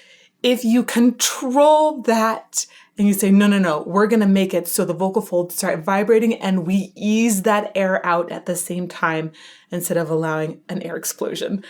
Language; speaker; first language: English; native; English